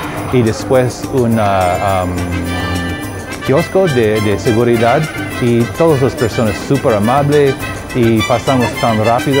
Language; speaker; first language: Spanish; non-native, learner; English